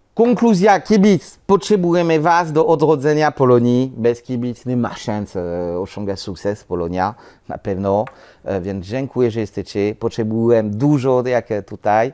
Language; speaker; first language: Polish; non-native, learner; French